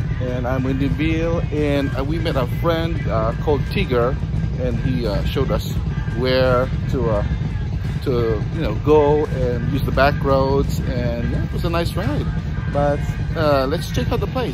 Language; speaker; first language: English; non-native, fluent; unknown